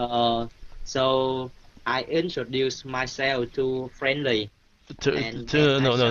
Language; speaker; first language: English; non-native, learner; Vietnamese